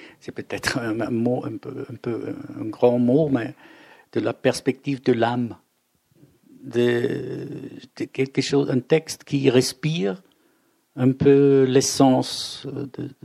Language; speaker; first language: French; non-native, fluent; German